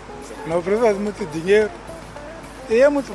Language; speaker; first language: Portuguese; non-native, local second language; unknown